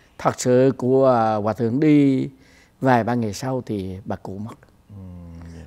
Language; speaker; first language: Vietnamese; native; Vietnamese